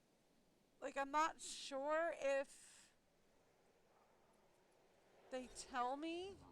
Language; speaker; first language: English; native; English